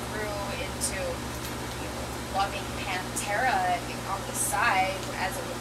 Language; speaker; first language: English; native; English